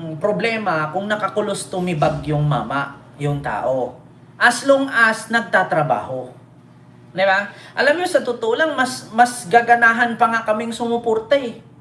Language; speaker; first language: Filipino; native; Filipino